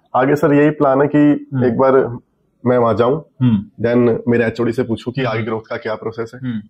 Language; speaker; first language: Hindi; native; Hindi